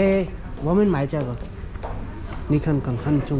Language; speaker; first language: Chinese; non-native, learner; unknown